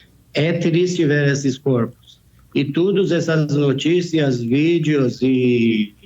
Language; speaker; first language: Portuguese; non-native, fluent; Persian